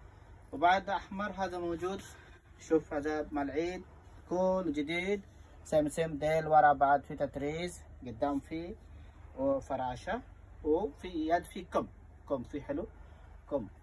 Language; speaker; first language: Arabic; non-native, learner; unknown